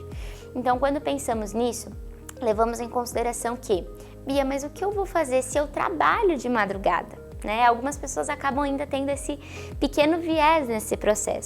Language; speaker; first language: Portuguese; native; Portuguese